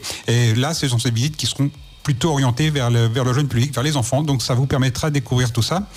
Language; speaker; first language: French; native; French